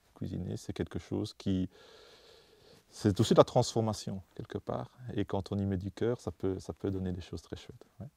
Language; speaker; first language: French; non-native, fluent; Dutch